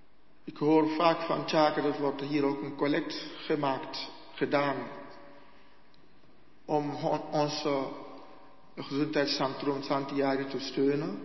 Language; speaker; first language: Dutch; non-native, learner; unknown